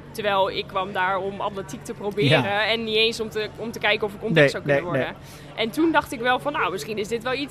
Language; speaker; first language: Dutch; native; Dutch